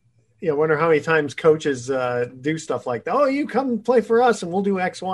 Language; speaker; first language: English; native; English